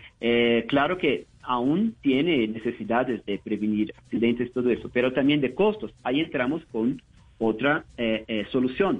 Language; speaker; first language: Spanish; non-native, fluent; Portuguese